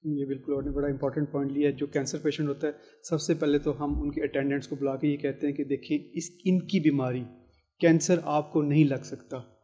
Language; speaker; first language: Urdu; native; Urdu